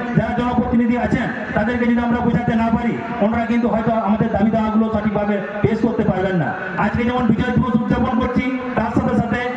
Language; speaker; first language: Bangla; non-native, local second language; Santali